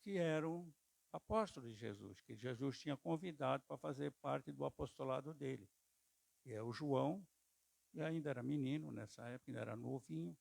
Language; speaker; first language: Portuguese; native; Portuguese